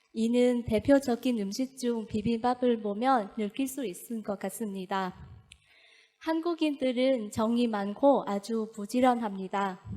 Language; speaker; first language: Korean; non-native, fluent; Vietnamese